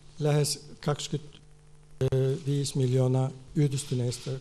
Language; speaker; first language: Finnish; non-native, fluent; Turkish